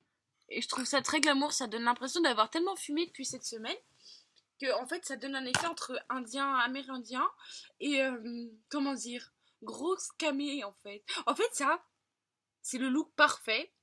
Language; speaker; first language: French; native; French